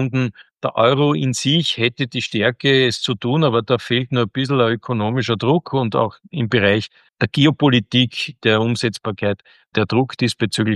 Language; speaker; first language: German; native; German